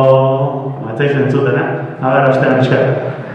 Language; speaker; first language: Basque; non-native, local second language; Spanish